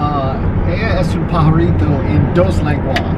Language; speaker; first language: Spanish; non-native, learner; English